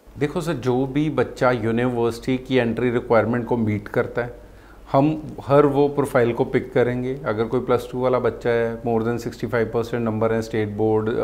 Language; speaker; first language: Hindi; non-native, local second language; Punjabi